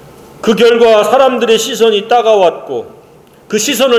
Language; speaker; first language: Korean; native; Korean